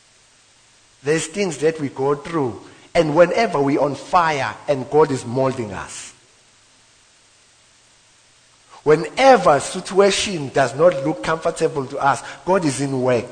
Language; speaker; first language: English; non-native, local second language; Zulu